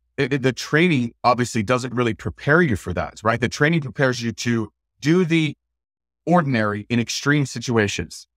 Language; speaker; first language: English; native; English